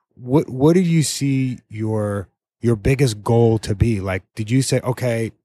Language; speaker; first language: English; native; English